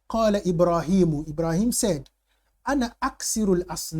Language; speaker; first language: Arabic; non-native, fluent; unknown